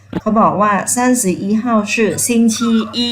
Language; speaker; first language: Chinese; non-native, fluent; Thai